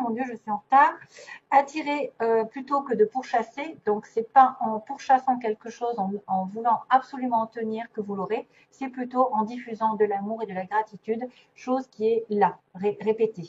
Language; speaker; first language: French; native; French